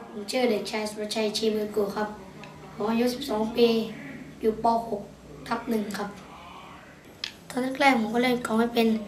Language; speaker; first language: Thai; non-native, local second language; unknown